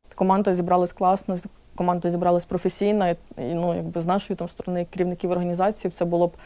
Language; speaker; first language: Ukrainian; native; Ukrainian